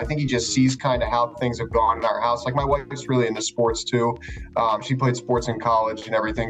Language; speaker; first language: English; native; English